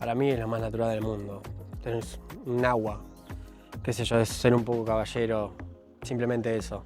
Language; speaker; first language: Spanish; native; Spanish